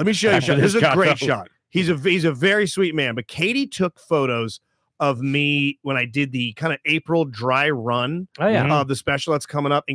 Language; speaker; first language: English; native; English